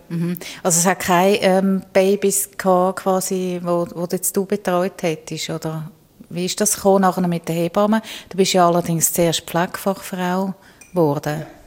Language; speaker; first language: German; native; German